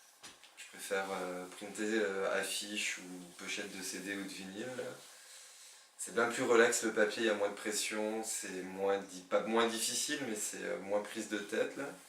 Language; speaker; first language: French; native; French